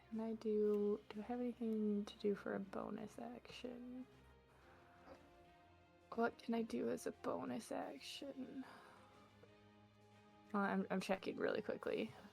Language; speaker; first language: English; native; English